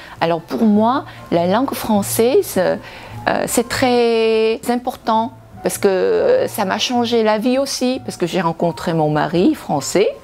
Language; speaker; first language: French; non-native, fluent; Korean